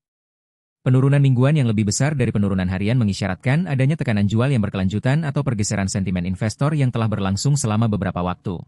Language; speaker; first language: Indonesian; native; Indonesian